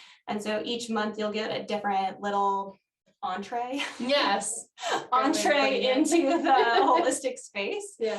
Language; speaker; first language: English; native; English